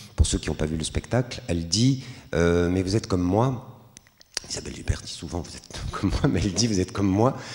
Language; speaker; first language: French; native; French